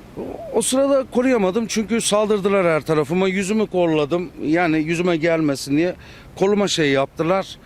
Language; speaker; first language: Turkish; native; Turkish